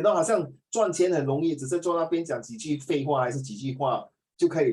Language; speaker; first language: Chinese; native; Chinese